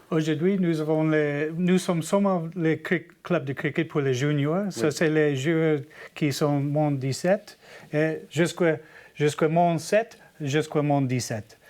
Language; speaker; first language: French; non-native, learner; English